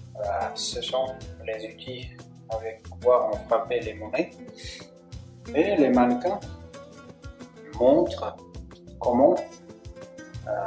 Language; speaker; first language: French; non-native, fluent; Uzbek